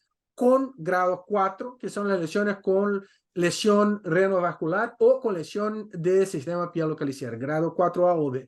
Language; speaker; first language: Spanish; non-native, fluent; Portuguese